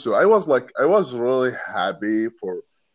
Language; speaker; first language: English; non-native, learner; Arabic